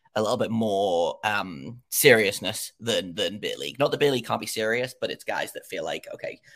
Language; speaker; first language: English; native; English